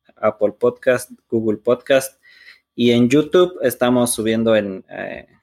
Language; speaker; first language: Spanish; native; Spanish